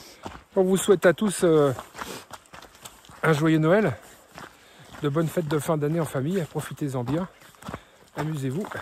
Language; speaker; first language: French; native; French